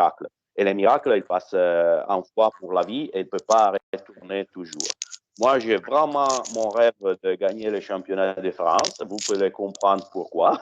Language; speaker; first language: French; non-native, fluent; Italian